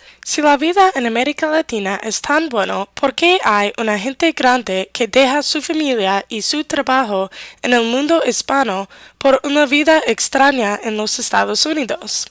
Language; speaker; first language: Spanish; non-native, learner; English